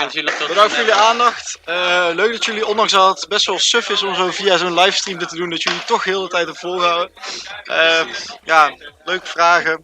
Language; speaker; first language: Dutch; native; Dutch